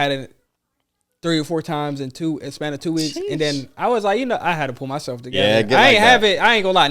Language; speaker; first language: English; native; English